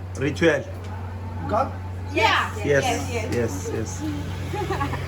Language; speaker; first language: English; non-native, learner; Turkish